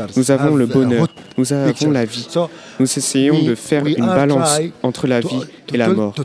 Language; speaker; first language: French; non-native, fluent; Arabic